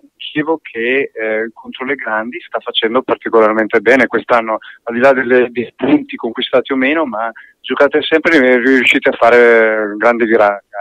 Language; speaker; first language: Italian; native; Italian